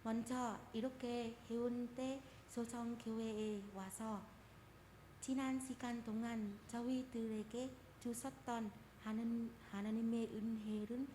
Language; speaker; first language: Korean; non-native, fluent; Vietnamese